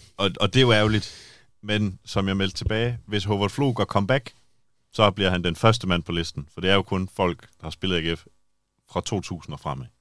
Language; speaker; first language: Danish; native; Danish